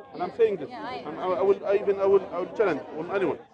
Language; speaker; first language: English; non-native, fluent; Arabic